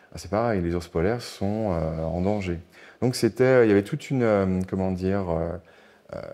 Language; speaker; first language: French; native; French